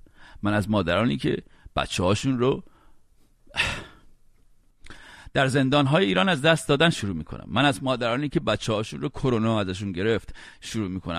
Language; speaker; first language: Persian; native; Persian